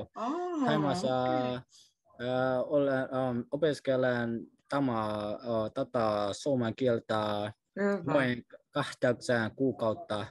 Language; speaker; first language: Finnish; non-native, learner; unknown